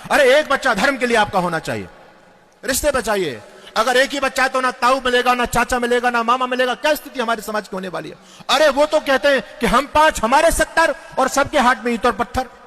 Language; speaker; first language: Hindi; native; Hindi